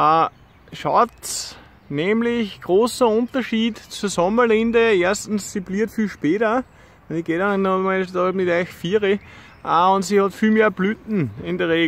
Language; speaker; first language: German; native; German